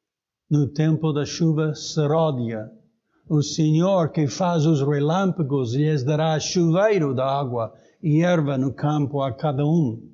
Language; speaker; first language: Portuguese; native; Portuguese